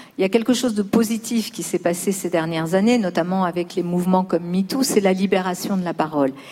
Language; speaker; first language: French; early bilingual, other home language; Spanish